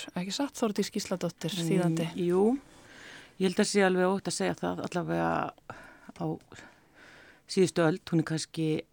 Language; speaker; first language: Icelandic; native; Icelandic